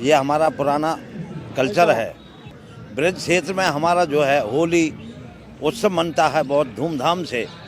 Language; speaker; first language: Hindi; native; Hindi